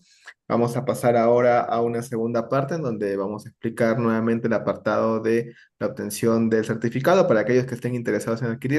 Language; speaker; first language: Spanish; native; Spanish